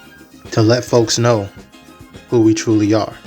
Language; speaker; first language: English; native; English